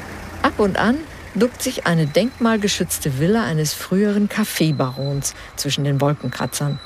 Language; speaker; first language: German; early bilingual, heritage; German